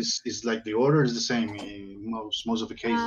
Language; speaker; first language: English; non-native, learner; Spanish